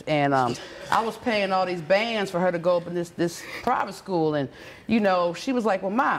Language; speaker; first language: English; native; English